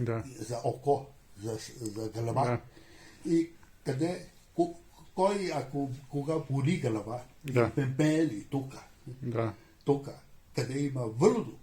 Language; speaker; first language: Bulgarian; non-native, learner; Chinese